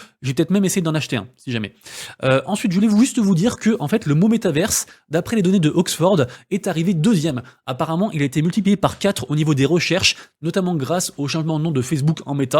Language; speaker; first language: French; native; French